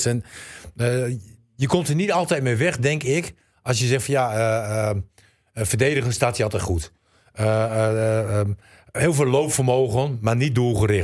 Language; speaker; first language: Dutch; native; Dutch